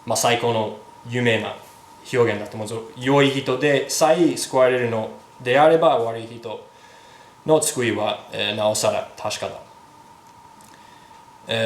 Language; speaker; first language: Japanese; non-native, fluent; English